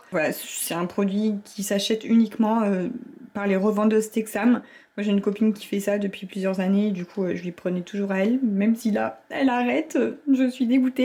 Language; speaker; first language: French; native; French